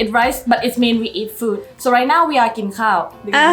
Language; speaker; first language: English; non-native, fluent; Thai